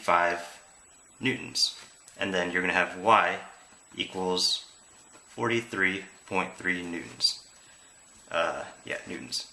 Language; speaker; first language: English; native; English